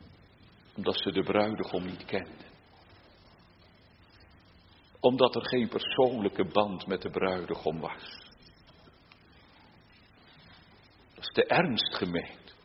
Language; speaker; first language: Dutch; native; Dutch